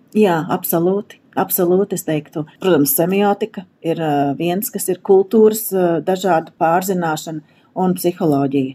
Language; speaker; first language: Latvian; native; Latvian